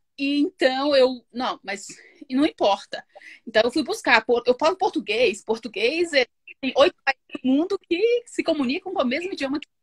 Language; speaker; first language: Portuguese; native; Portuguese